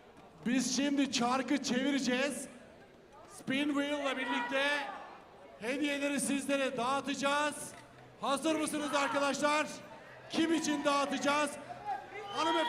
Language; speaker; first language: Turkish; native; Turkish